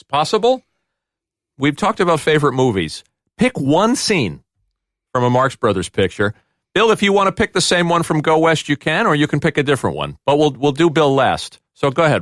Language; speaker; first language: English; native; English